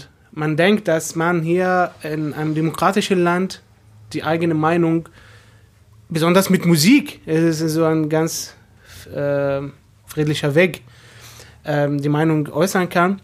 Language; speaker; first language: German; non-native, fluent; Arabic